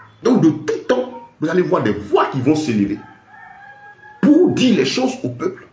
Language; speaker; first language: French; native; French